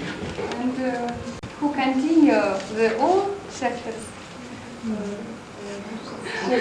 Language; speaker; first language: English; non-native, learner; Russian